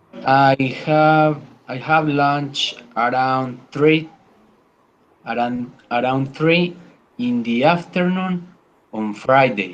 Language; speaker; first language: English; non-native, learner; Spanish